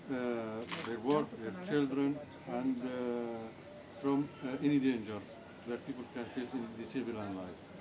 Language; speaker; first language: English; non-native, learner; Arabic